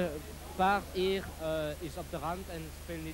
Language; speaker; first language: Dutch; non-native, local second language; French